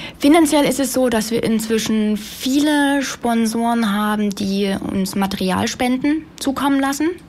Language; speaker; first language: German; native; German